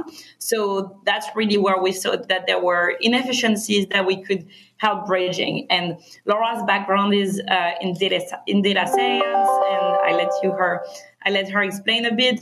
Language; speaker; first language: English; non-native, fluent; French